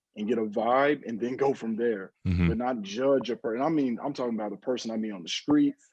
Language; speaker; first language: English; native; English